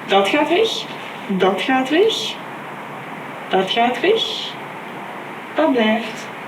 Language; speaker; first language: Dutch; native; Dutch